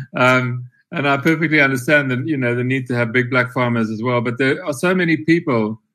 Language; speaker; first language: English; native; English